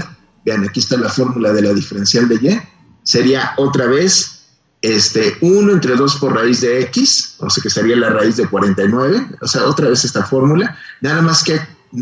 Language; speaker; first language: Spanish; native; Spanish